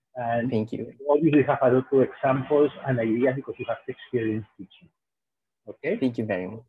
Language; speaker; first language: English; non-native, fluent; Spanish